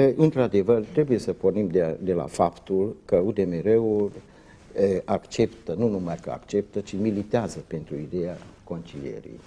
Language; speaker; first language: Romanian; non-native, local second language; Hungarian